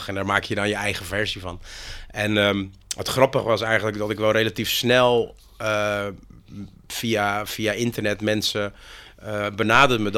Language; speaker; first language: Dutch; native; Dutch